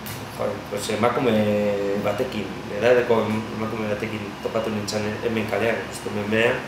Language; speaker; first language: Basque; non-native, local second language; Spanish